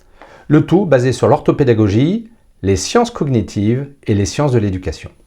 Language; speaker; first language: French; native; French